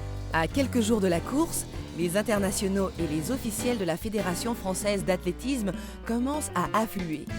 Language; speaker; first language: French; native; French